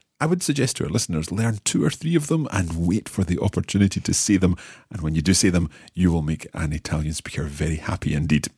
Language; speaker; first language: English; native; English